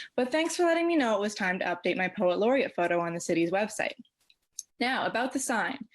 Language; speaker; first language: English; native; English